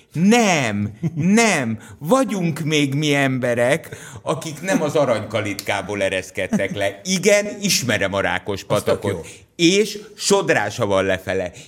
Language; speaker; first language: Hungarian; native; Hungarian